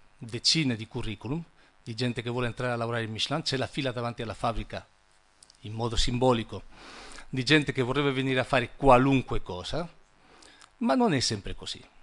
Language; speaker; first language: Italian; non-native, fluent; Spanish